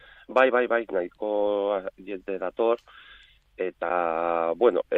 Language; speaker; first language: Basque; non-native, local second language; Spanish